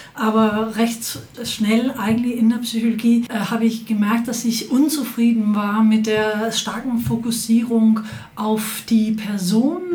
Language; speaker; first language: German; non-native, fluent; Danish